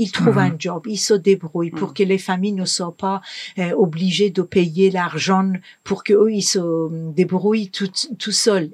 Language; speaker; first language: French; non-native, fluent; Persian